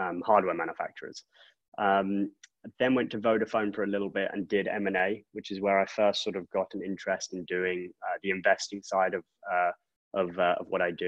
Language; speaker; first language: English; native; English